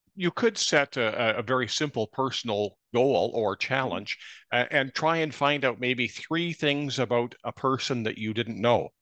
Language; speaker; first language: English; native; English